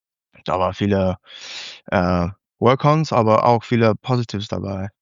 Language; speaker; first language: German; non-native, learner; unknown